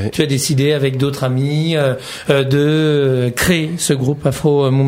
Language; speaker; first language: French; native; French